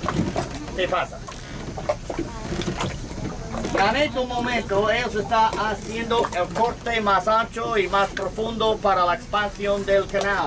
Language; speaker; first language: Spanish; non-native, learner; English